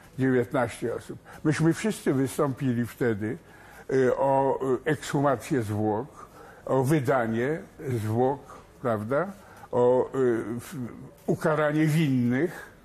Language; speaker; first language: Polish; native; Polish